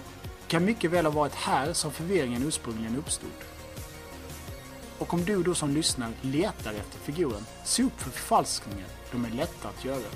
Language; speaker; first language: Swedish; native; Swedish